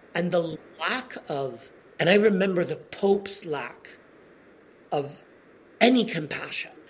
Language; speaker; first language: English; non-native, fluent; Polish